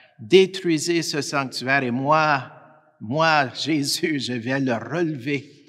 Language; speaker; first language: French; native; French